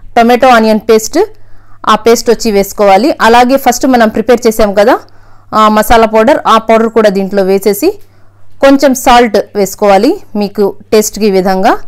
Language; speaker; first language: Telugu; non-native, local second language; Urdu